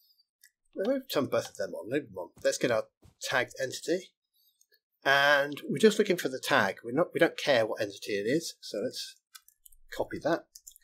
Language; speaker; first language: English; native; English